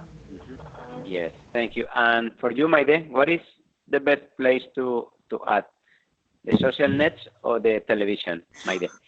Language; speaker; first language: English; non-native, fluent; Spanish